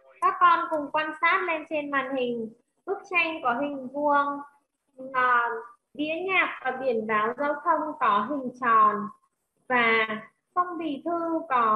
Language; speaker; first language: Vietnamese; native; Vietnamese